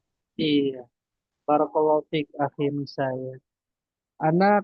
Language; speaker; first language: Indonesian; native; Indonesian